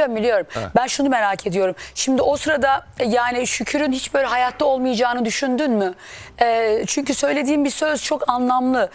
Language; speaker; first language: Turkish; native; Turkish